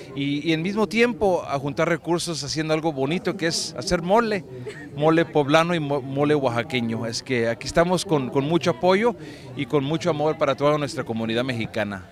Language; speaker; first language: Spanish; early bilingual, heritage; Spanish